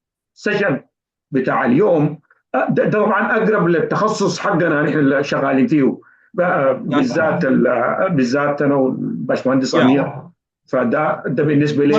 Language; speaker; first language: Arabic; native; Arabic